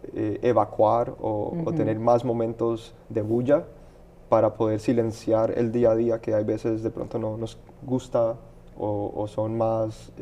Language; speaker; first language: Spanish; early bilingual, heritage; Spanish